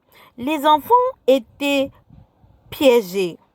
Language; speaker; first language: French; non-native, fluent; English